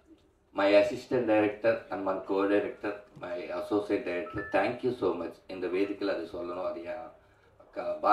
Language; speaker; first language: Tamil; non-native, learner; Telugu